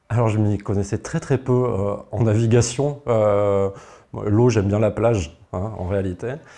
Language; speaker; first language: French; native; French